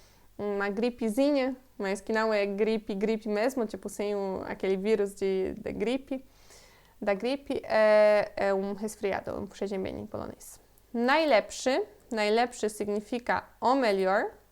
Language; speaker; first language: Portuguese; non-native, fluent; Polish